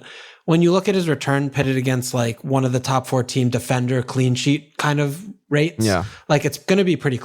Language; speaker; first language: English; native; English